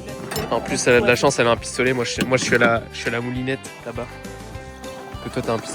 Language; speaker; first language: French; native; French